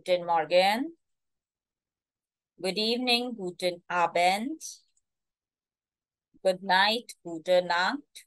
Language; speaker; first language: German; non-native, fluent; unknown